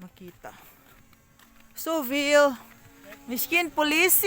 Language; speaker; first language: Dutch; non-native, learner; Cebuano